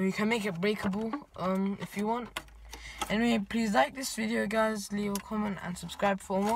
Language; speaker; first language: English; native; English